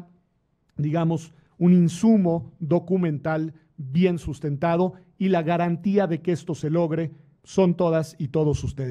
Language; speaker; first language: Spanish; native; Spanish